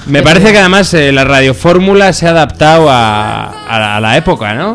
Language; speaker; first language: Spanish; native; Spanish